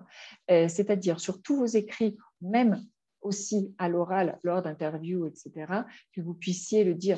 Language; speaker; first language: French; native; French